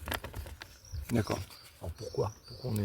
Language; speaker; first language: French; native; French